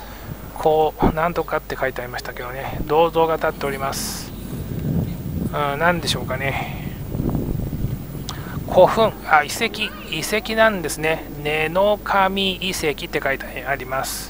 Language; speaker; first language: Japanese; native; Japanese